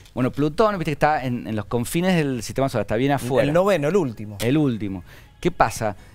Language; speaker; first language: Spanish; native; Spanish